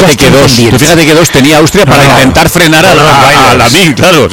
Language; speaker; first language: Spanish; native; Spanish